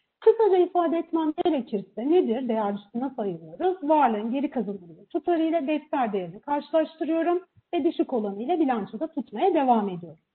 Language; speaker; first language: Turkish; native; Turkish